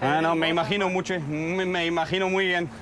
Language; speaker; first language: Spanish; non-native, learner; French